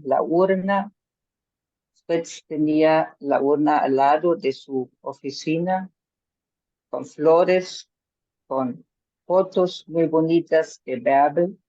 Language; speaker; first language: Spanish; non-native, fluent; German